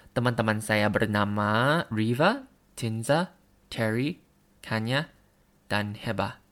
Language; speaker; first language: Indonesian; non-native, learner; Thai